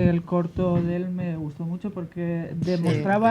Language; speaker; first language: Spanish; native; Spanish